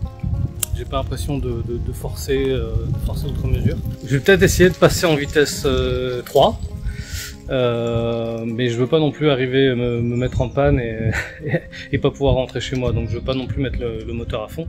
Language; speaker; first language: French; native; French